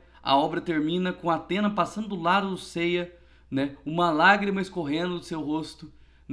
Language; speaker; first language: Portuguese; native; Portuguese